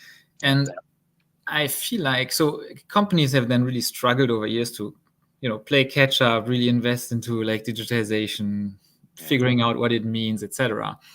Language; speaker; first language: English; non-native, fluent; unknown